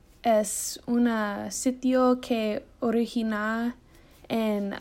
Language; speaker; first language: Spanish; non-native, learner; English